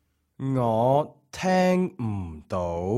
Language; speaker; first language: Cantonese; non-native, learner; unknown